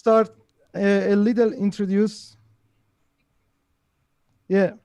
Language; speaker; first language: English; non-native, learner; Persian